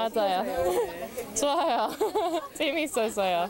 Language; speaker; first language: Korean; non-native, learner; English